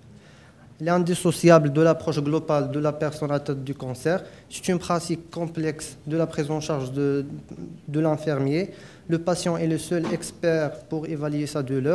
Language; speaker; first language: French; non-native, local second language; Arabic